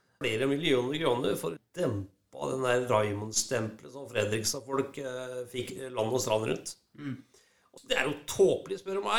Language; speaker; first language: Norwegian; native; Norwegian